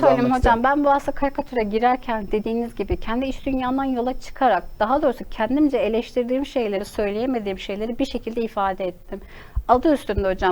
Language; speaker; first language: Turkish; native; Turkish